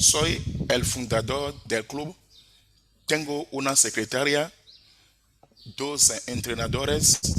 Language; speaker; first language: Spanish; non-native, fluent; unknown